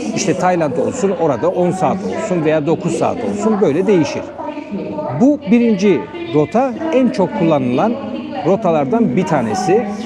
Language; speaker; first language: Turkish; native; Turkish